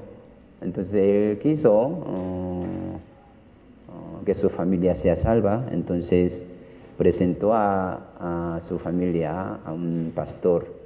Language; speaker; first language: Spanish; non-native, learner; Korean